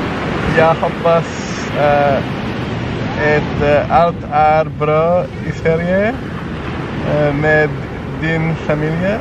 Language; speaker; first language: Swedish; non-native, learner; English